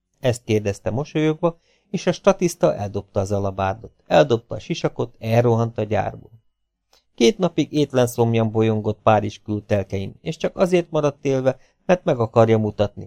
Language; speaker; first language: Hungarian; native; Hungarian